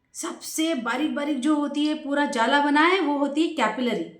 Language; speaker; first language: Hindi; non-native, local second language; Marathi